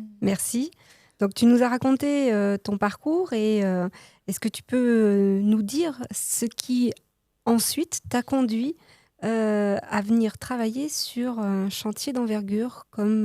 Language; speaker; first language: French; native; French